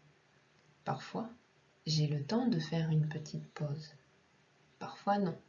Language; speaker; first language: French; non-native, fluent; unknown